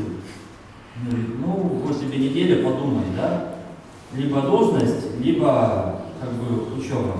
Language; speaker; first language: Russian; native; Russian